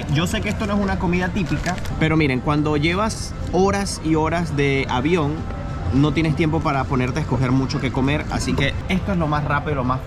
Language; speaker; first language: Spanish; native; Spanish